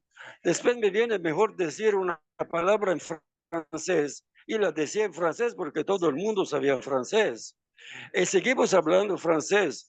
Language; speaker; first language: Spanish; non-native, fluent; Italian